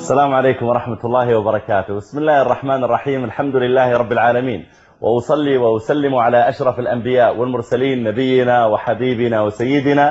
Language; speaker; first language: Arabic; native; Arabic